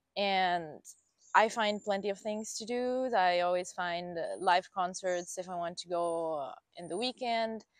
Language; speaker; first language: English; non-native, fluent; Italian